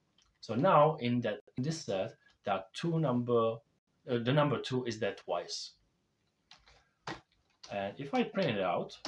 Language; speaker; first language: English; non-native, fluent; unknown